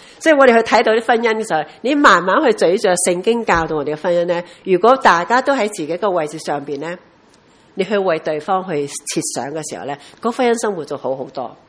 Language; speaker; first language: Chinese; non-native, local second language; Cantonese